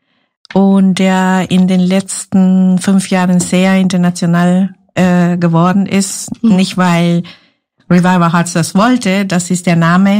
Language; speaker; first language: German; non-native, fluent; Spanish